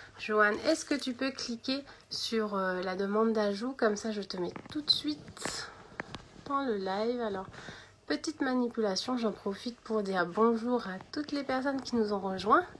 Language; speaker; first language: French; native; French